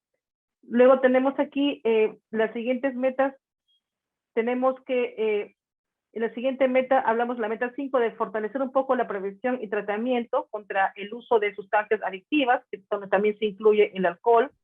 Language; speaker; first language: Spanish; native; Spanish